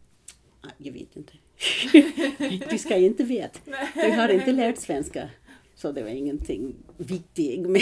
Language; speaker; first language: Swedish; early bilingual, heritage; English